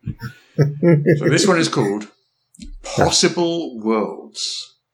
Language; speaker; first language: English; native; English